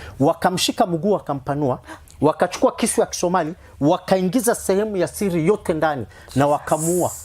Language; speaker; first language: Swahili; non-native, fluent; Somali